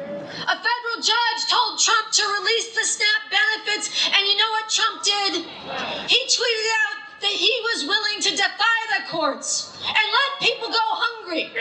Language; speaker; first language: English; native; English